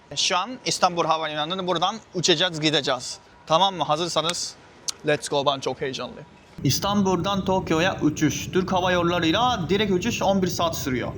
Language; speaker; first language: Turkish; non-native, fluent; Japanese